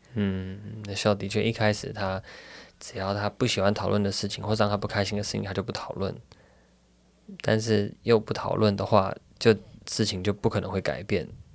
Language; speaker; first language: Chinese; native; Chinese